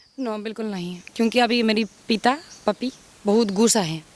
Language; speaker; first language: Hindi; non-native, learner; Spanish